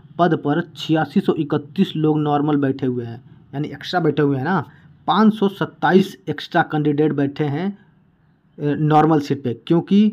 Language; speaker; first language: Hindi; native; Hindi